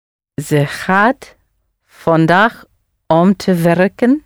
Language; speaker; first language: Dutch; non-native, learner; English